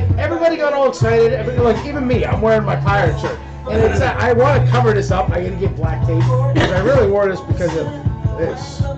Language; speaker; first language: English; native; English